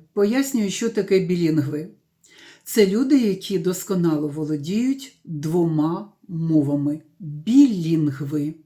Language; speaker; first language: Ukrainian; non-native, local second language; Russian